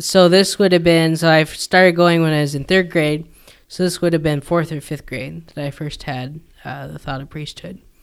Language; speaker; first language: English; native; English